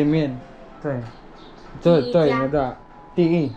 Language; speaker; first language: Chinese; non-native, fluent; Filipino